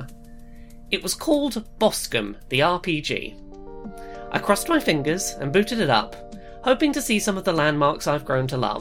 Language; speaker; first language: English; native; English